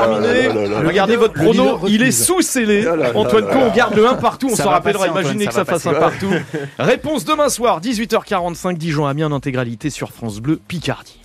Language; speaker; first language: French; native; French